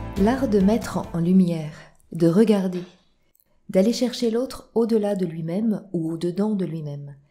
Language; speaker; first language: French; native; French